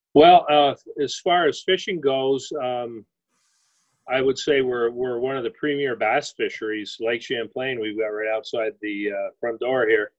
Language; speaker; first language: English; native; English